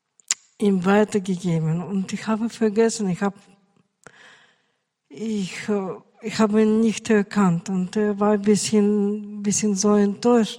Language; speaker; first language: German; non-native, local second language; Russian